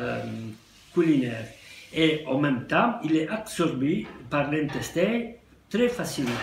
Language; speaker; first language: French; non-native, fluent; Italian